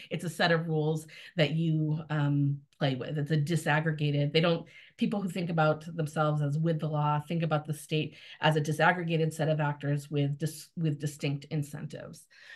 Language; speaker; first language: English; native; English